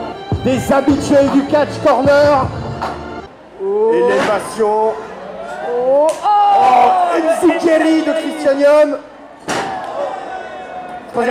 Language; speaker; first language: French; native; French